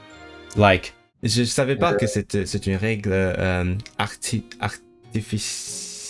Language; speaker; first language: French; non-native, learner; Cantonese